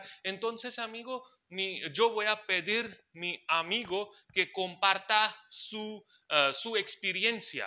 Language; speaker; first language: Spanish; non-native, fluent; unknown